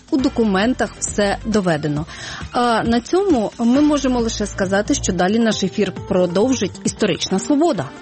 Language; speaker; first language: Ukrainian; native; Ukrainian